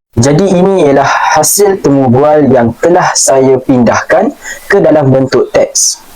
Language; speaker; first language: Malay; native; Malay